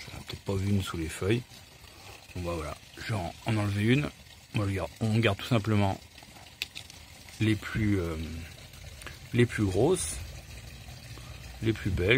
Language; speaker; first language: French; native; French